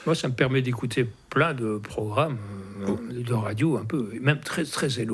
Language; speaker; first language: French; native; French